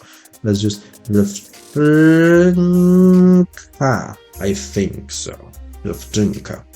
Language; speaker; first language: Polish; non-native, learner; English